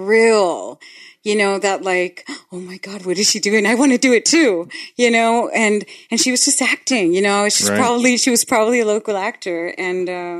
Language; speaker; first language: English; non-native, fluent; Spanish